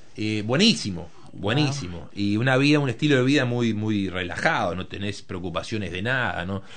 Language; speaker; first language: Spanish; native; Spanish